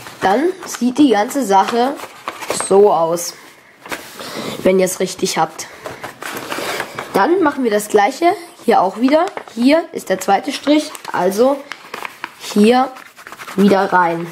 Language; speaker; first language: German; native; German